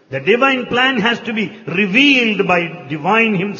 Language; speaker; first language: English; non-native, local second language; Telugu